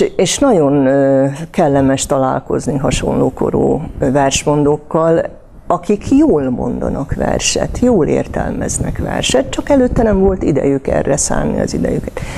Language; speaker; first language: Hungarian; native; Hungarian